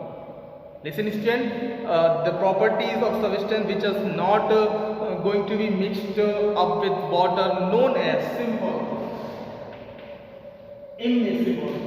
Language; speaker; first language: English; non-native, local second language; Hindi